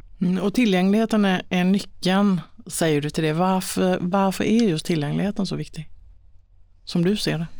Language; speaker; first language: Swedish; native; Swedish